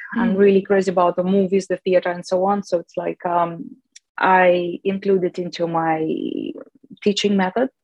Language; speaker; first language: English; non-native, fluent; Russian